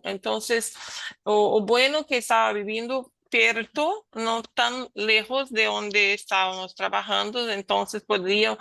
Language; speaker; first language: Spanish; non-native, learner; Portuguese